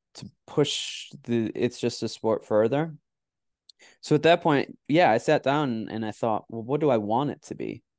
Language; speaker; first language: English; native; English